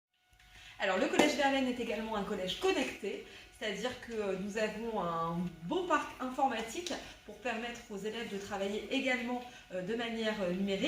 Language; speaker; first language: French; native; French